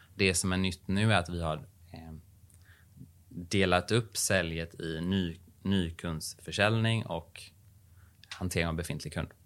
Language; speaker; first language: Swedish; native; Swedish